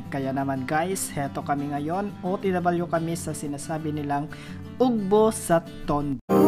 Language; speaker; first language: Filipino; native; Filipino